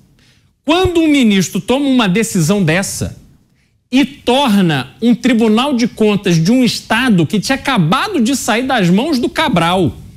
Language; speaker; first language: Portuguese; native; Portuguese